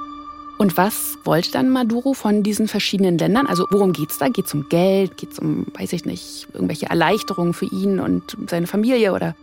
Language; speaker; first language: German; native; German